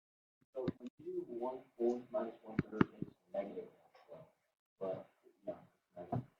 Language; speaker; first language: English; native; English